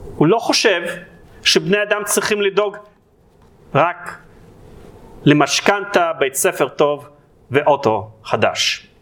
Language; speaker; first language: Hebrew; non-native, fluent; Russian